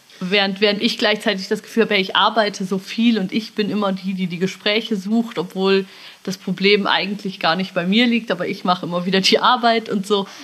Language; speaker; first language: German; native; German